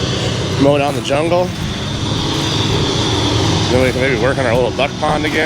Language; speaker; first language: English; native; English